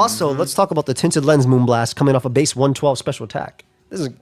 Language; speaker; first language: English; native; English